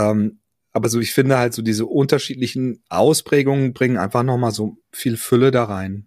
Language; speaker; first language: German; native; German